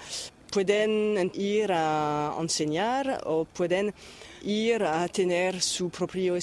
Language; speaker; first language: Spanish; non-native, fluent; French